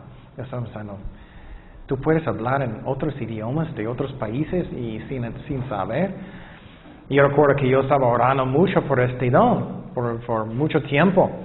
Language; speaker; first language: Spanish; non-native, fluent; English